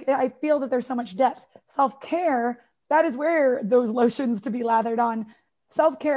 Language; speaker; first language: English; native; English